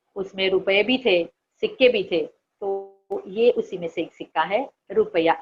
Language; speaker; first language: Hindi; non-native, local second language; Marathi